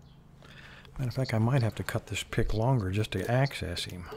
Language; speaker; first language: English; native; English